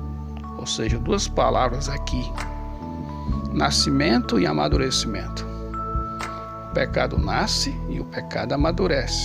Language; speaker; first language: Portuguese; native; Portuguese